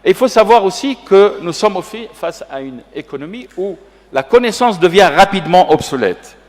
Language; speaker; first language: French; non-native, local second language; Arabic